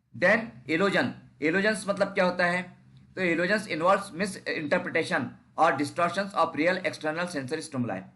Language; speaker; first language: Hindi; non-native, local second language; Marathi